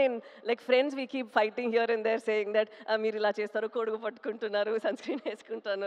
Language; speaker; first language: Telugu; non-native, local second language; Tamil